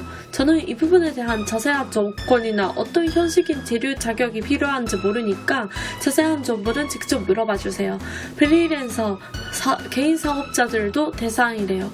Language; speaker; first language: Korean; non-native, fluent; Japanese